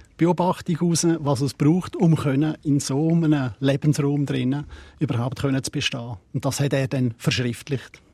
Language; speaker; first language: German; native; German